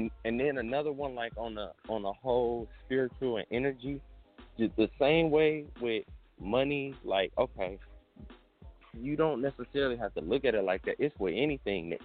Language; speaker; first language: English; native; English